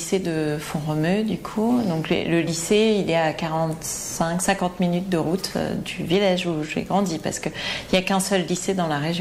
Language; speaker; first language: French; native; French